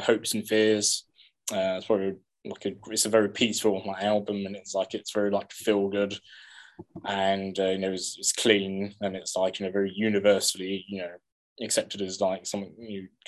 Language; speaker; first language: English; native; English